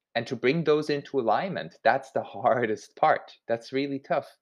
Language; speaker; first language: English; non-native, fluent; Swiss German